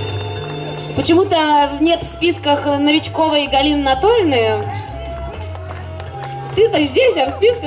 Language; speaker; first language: Russian; native; Russian